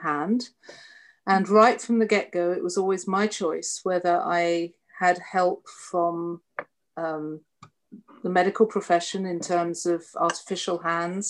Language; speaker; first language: English; native; English